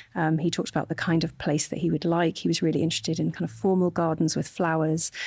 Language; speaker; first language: English; native; English